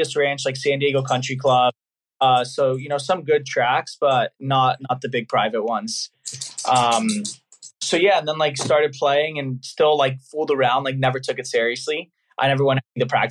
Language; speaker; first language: English; native; English